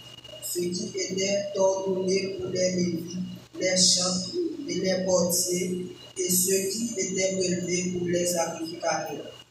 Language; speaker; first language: French; non-native, local second language; Haitian Creole